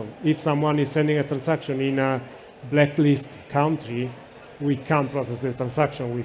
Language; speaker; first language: English; non-native, fluent; Italian